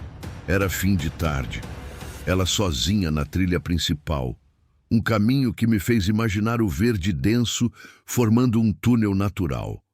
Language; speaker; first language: Portuguese; native; Portuguese